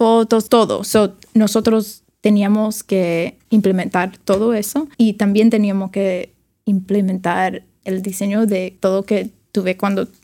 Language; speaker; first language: Spanish; early bilingual, other home language; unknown